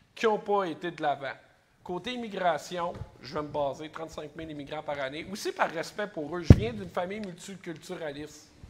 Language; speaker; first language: French; native; French